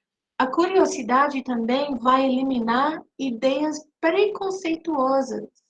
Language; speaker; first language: Portuguese; non-native, fluent; English